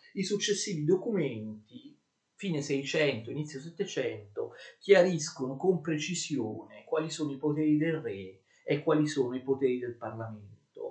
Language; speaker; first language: Italian; native; Italian